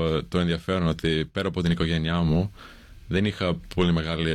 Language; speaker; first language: Greek; non-native, fluent; English